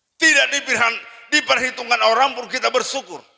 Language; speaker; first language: Indonesian; non-native, local second language; Batak Toba